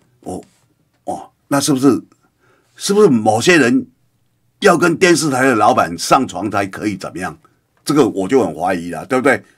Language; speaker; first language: Chinese; native; Chinese